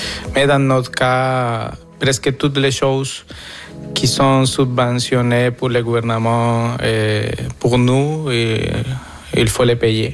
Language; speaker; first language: French; non-native, fluent; Spanish